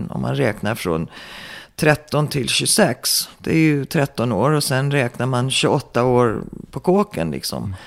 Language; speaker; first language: Swedish; early bilingual, heritage; Swedish